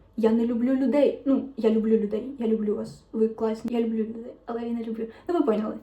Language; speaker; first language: Ukrainian; non-native, local second language; Russian